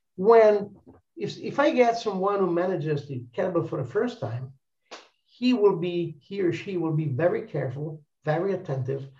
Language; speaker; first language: English; non-native, fluent; Italian